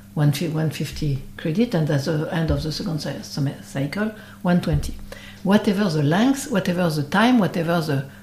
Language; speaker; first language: English; non-native, fluent; French